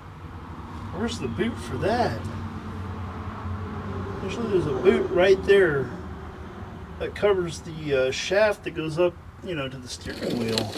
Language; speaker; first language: English; native; English